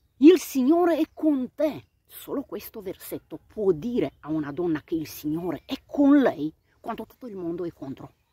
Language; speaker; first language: Italian; non-native, fluent; Romanian